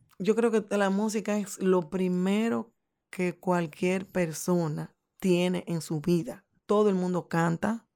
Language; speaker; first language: Spanish; native; Spanish